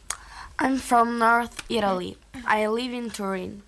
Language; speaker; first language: English; non-native, learner; Italian